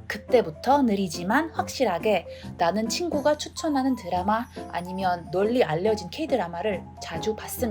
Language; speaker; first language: Korean; non-native, learner; Indonesian